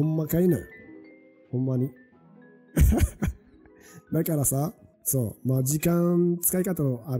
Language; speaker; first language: Japanese; non-native, fluent; Arabic